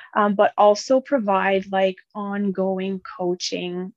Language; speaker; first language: English; native; English